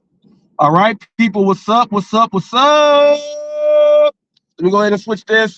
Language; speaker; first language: English; native; English